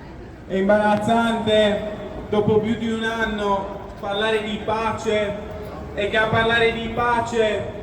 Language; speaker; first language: Italian; native; Italian